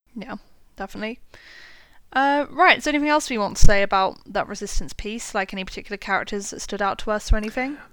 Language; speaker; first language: English; native; English